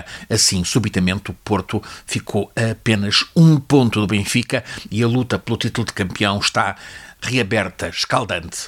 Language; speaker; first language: Portuguese; native; Portuguese